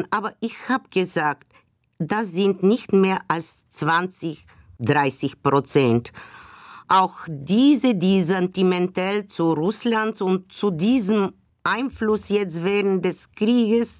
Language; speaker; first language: German; non-native, fluent; Bulgarian